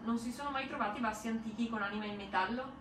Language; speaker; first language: Italian; native; Italian